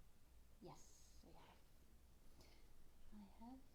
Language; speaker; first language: English; non-native, learner; Polish